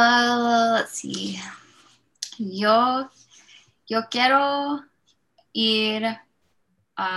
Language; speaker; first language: Spanish; non-native, learner; English